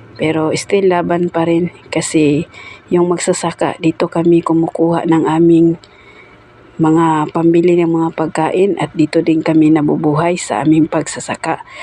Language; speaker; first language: Filipino; non-native, local second language; Cebuano